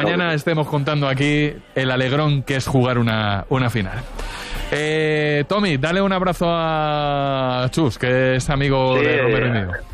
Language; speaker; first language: Spanish; native; Spanish